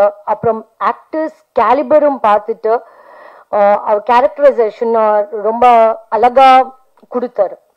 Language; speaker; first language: Tamil; non-native, learner; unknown